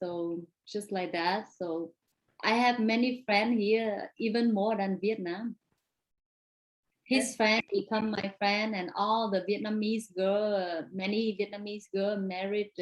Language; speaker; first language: English; non-native, fluent; Vietnamese